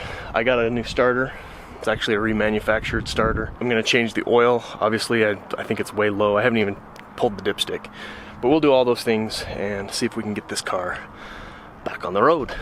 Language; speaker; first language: English; native; English